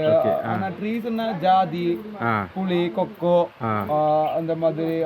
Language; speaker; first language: Tamil; non-native, local second language; Malayalam